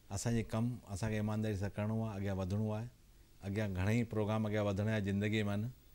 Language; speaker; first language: Sindhi; early bilingual, heritage; Sindhi